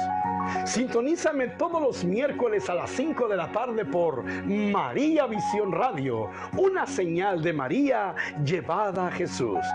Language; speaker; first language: Spanish; native; Spanish